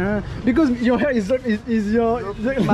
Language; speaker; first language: English; non-native, learner; French